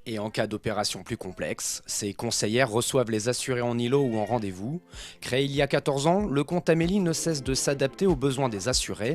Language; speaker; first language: French; native; French